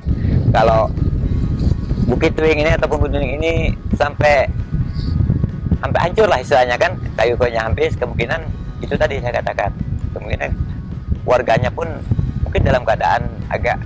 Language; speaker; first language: Indonesian; non-native, local second language; Malay